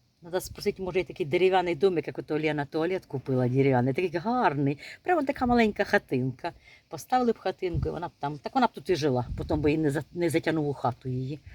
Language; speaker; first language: Ukrainian; native; Ukrainian